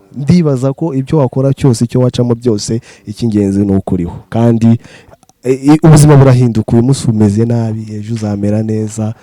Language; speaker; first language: Kinyarwanda; early bilingual, other home language; Rundi